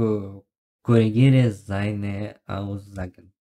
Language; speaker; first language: German; non-native, learner; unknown